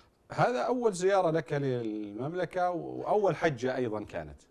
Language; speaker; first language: Arabic; native; Arabic